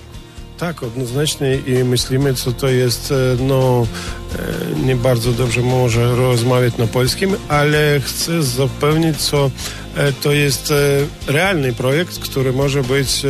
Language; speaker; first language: Polish; non-native, learner; Russian